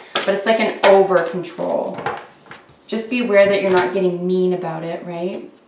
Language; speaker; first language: English; native; English